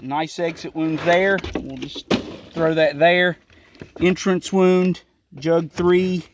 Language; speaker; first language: English; native; English